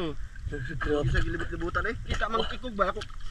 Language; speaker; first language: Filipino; non-native, local second language; Cebuano